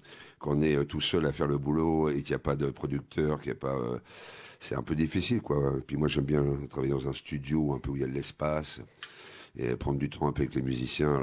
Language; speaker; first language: French; native; French